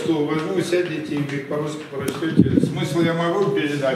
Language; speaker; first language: Russian; native; Russian